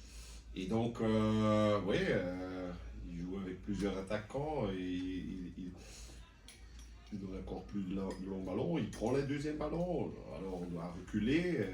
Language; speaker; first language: French; non-native, local second language; Dutch